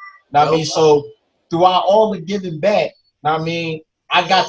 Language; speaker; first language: English; native; English